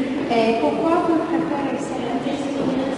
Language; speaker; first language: French; non-native, learner; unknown